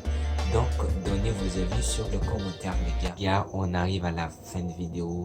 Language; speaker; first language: French; non-native, local second language; Malagasy